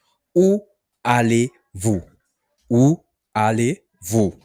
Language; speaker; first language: French; non-native, learner; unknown